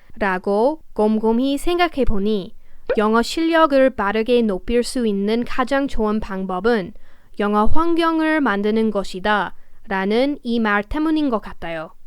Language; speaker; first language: Korean; non-native, fluent; English